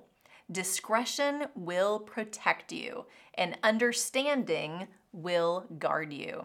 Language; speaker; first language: English; native; English